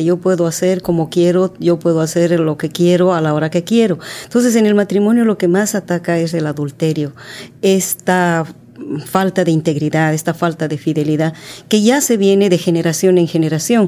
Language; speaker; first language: Spanish; native; Spanish